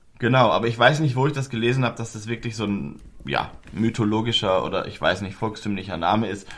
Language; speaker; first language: German; native; German